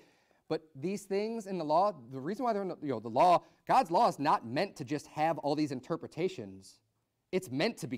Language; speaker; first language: English; native; English